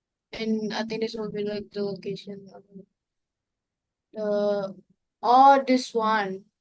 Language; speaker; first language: English; non-native, learner; Indonesian